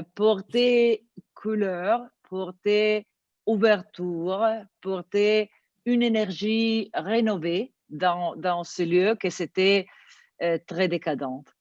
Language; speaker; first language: French; non-native, learner; Italian